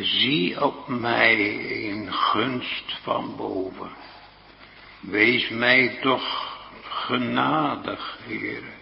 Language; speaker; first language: Dutch; native; Dutch